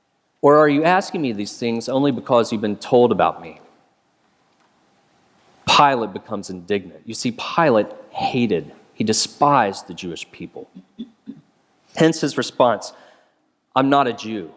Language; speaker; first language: English; native; English